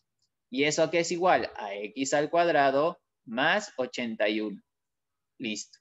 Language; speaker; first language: Spanish; native; Spanish